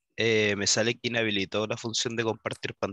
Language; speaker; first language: Spanish; native; Spanish